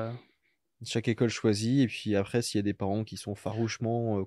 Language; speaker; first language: French; native; French